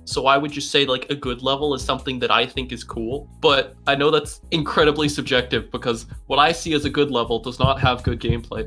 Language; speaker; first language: English; native; English